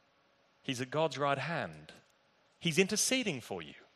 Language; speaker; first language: English; native; English